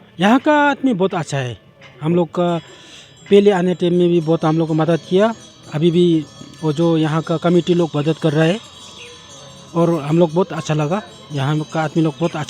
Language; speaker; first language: Hindi; non-native, learner; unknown